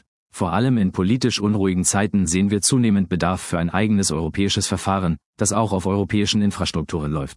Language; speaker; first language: German; native; German